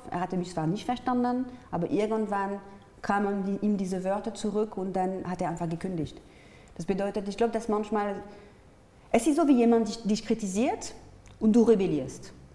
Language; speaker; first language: German; non-native, fluent; French